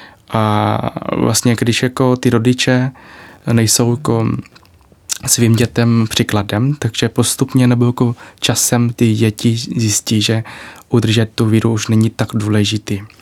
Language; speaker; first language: Czech; non-native, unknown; Vietnamese